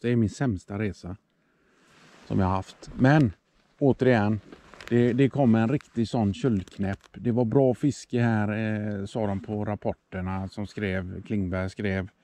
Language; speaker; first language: Swedish; native; Swedish